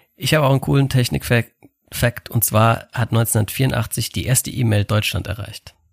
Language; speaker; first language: German; native; German